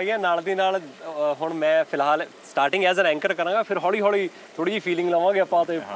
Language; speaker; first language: Punjabi; native; Punjabi